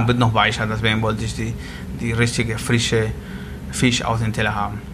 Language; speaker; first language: German; non-native, learner; Spanish